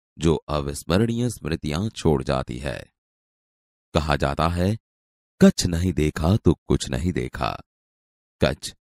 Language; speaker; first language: Hindi; non-native, local second language; Gujarati